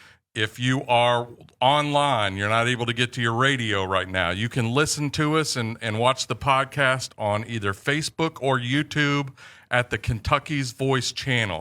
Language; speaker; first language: English; native; English